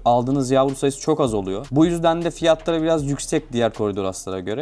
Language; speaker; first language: Turkish; native; Turkish